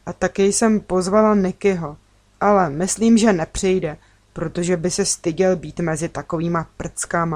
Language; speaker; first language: Czech; native; Czech